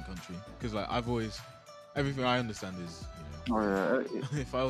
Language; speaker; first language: English; non-native, local second language; Yoruba